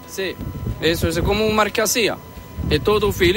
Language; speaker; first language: Spanish; non-native, learner; Arabic